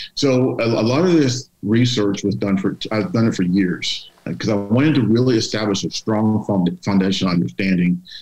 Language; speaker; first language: English; native; English